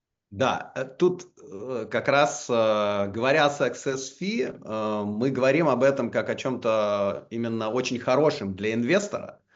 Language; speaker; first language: Russian; native; Russian